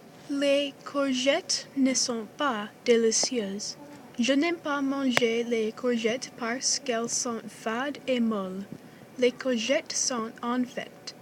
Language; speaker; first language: French; non-native, learner; English